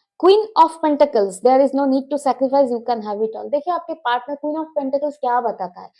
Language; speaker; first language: Hindi; non-native, local second language; Bangla